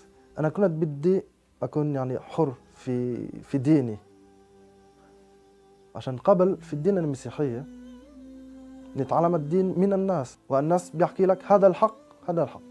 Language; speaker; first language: Arabic; non-native, learner; French